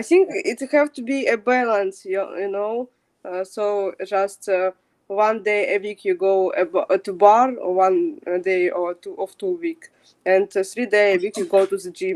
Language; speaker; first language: English; non-native, fluent; Ukrainian